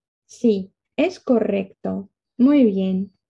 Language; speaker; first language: Spanish; non-native, fluent; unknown